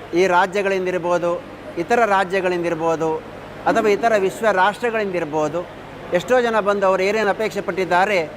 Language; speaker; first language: Kannada; native; Kannada